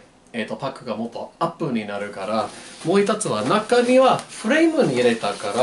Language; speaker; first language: Japanese; non-native, learner; English